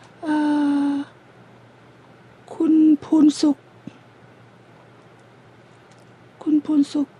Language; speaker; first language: Thai; native; Thai